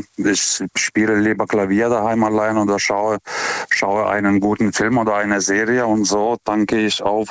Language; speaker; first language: German; non-native, fluent; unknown